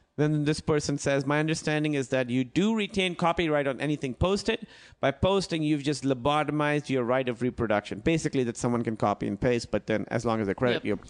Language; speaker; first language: English; non-native, local second language; Urdu